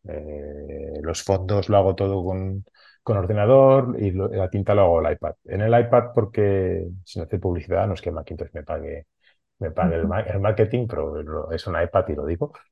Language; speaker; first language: Spanish; non-native, local second language; Catalan